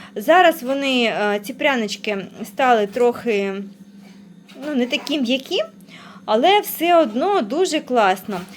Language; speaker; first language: Ukrainian; native; Ukrainian